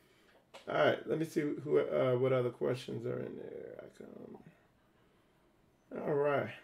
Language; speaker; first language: English; native; English